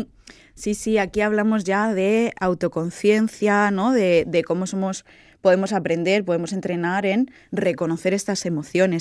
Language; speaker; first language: Spanish; native; Spanish